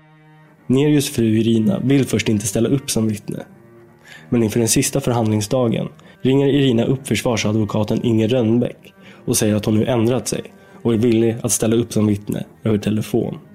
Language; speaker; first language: Swedish; native; Swedish